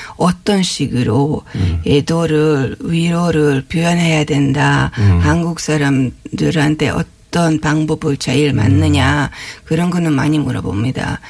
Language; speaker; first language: Korean; non-native, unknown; Hungarian